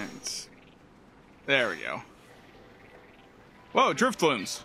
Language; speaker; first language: English; native; English